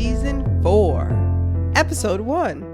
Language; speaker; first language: English; native; English